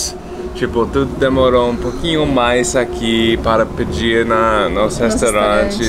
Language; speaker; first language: Portuguese; non-native, fluent; English